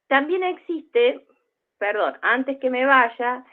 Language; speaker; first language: Spanish; native; Spanish